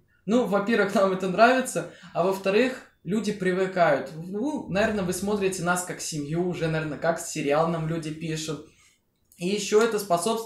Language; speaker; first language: Russian; native; Russian